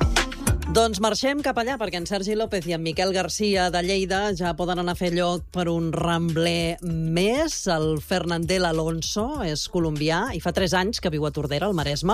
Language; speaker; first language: Catalan; native; Catalan